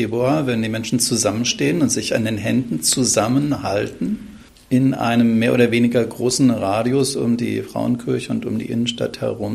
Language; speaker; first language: German; native; German